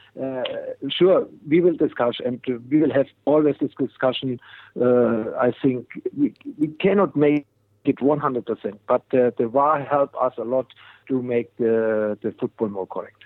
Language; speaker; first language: English; non-native, fluent; German